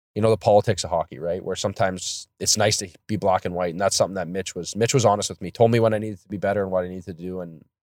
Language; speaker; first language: English; native; English